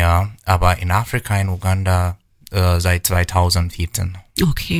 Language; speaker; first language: German; non-native, learner; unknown